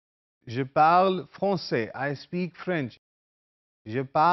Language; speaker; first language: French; non-native, learner; Urdu